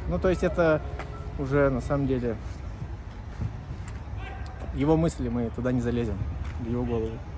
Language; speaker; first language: Russian; native; Russian